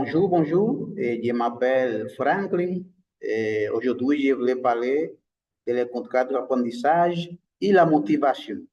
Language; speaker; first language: French; non-native, learner; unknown